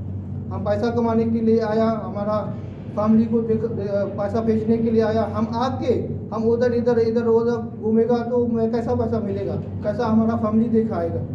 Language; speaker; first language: Hindi; non-native, fluent; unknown